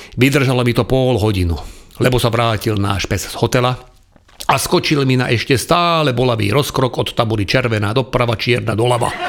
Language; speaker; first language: Slovak; non-native, local second language; Hungarian